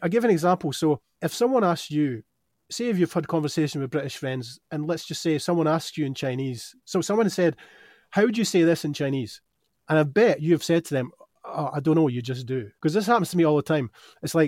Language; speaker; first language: English; native; English